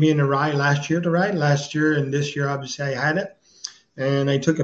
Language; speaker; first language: English; non-native, fluent; French